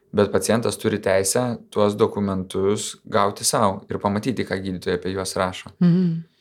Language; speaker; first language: Lithuanian; native; Lithuanian